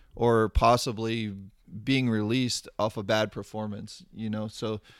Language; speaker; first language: English; native; English